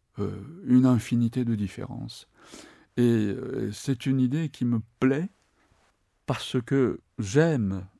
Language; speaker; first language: French; non-native, fluent; Japanese